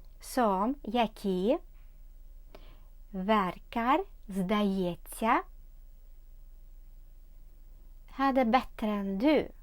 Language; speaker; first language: Swedish; non-native, learner; Ukrainian